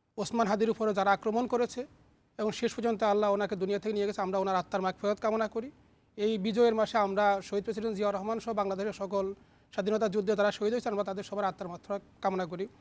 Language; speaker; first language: Bangla; native; Bangla